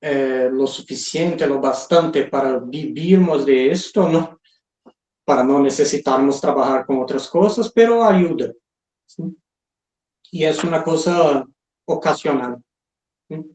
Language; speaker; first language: Spanish; non-native, fluent; Portuguese